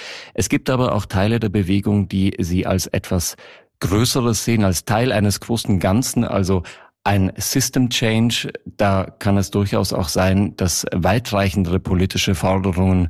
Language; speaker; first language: German; native; German